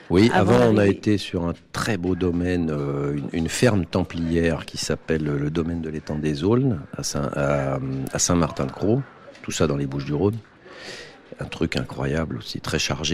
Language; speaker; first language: French; native; French